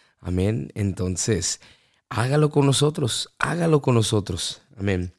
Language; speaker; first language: Spanish; early bilingual, heritage; Spanish